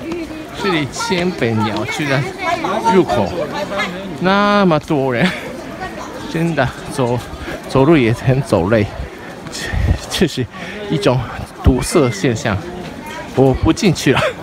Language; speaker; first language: Chinese; non-native, fluent; Japanese